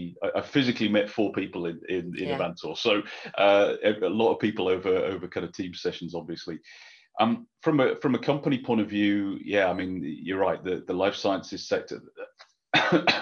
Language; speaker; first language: English; native; English